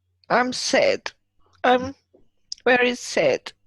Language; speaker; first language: English; non-native, fluent; German